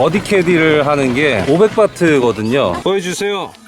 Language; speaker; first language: Korean; native; Korean